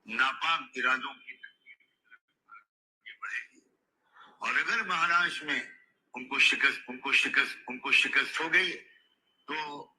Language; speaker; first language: Urdu; native; Urdu